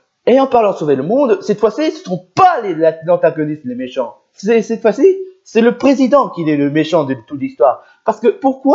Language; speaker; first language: French; native; French